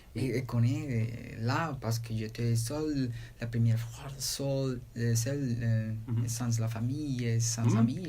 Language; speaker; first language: French; non-native, learner; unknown